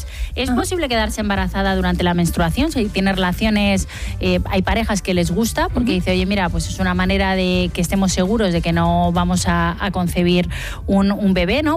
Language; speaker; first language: Spanish; native; Spanish